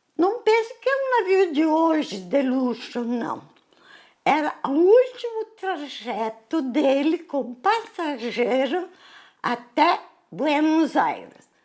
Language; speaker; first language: Portuguese; early bilingual, other home language; Italian